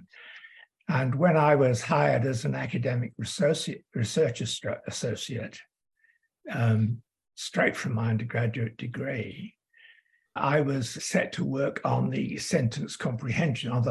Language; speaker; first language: English; native; English